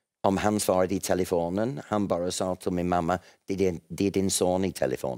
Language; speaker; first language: Swedish; non-native, fluent; English